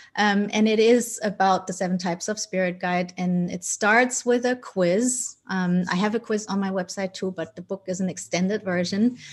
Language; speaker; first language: English; non-native, fluent; German